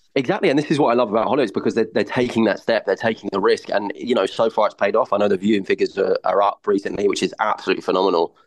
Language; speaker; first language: English; native; English